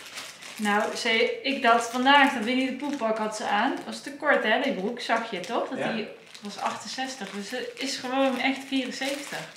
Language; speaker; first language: Dutch; native; Dutch